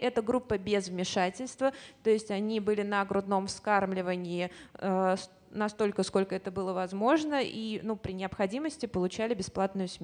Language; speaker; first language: Russian; native; Russian